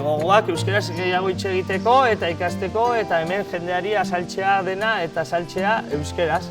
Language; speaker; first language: Basque; non-native, local second language; Spanish